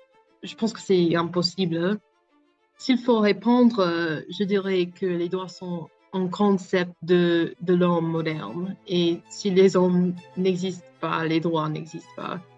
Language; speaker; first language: French; non-native, learner; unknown